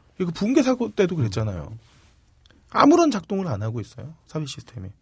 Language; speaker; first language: Korean; native; Korean